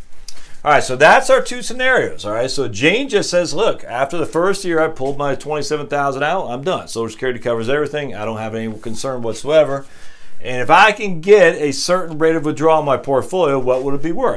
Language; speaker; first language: English; native; English